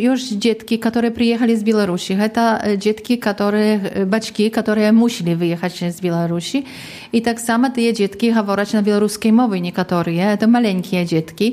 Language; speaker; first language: Polish; non-native, local second language; Belarusian